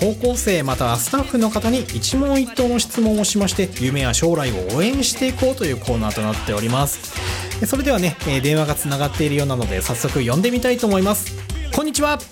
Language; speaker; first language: Japanese; native; Japanese